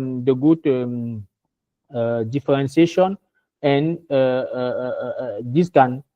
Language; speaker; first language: English; non-native, learner; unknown